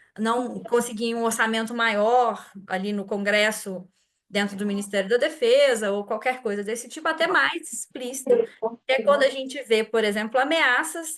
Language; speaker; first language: Portuguese; native; Portuguese